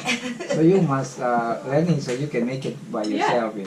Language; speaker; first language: English; non-native, learner; Indonesian